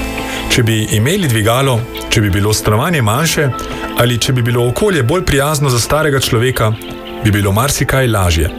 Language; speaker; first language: Slovenian; native; Slovenian